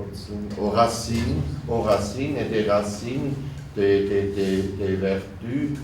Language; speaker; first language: French; non-native, learner; German